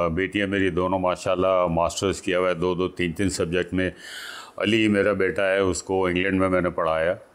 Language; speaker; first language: Urdu; native; Urdu